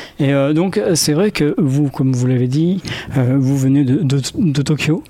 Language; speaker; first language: French; native; French